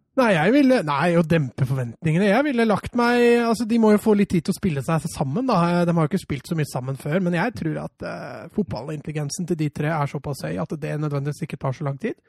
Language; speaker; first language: Norwegian; native; Norwegian